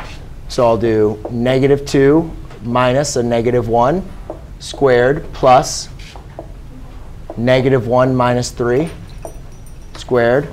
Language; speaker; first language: English; native; English